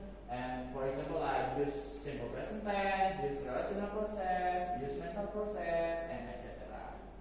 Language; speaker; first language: English; non-native, fluent; Indonesian